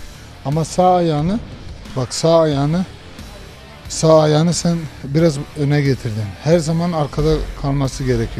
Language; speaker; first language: Turkish; early bilingual, heritage; Turkish